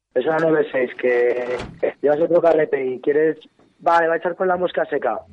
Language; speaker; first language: Spanish; native; Spanish